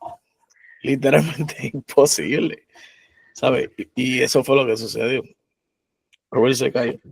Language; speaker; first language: Spanish; native; Spanish